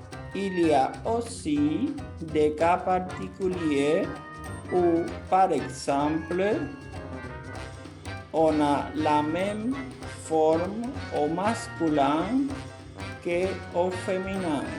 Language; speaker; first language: French; non-native, fluent; Portuguese